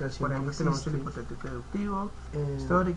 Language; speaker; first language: Spanish; native; Spanish